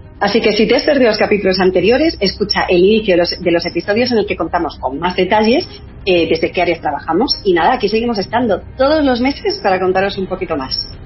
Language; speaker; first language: Spanish; native; Spanish